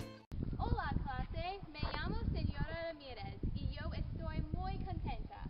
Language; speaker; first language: Spanish; non-native, learner; English